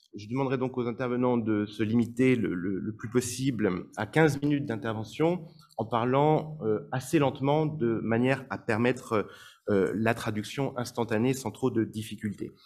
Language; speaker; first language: French; native; French